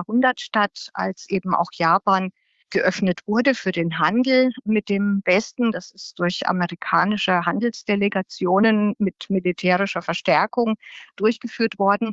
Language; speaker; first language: German; native; German